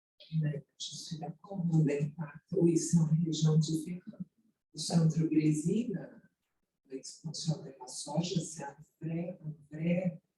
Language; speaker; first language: French; non-native, fluent; Portuguese